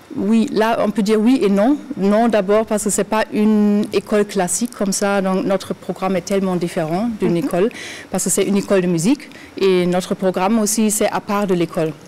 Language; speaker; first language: French; non-native, fluent; German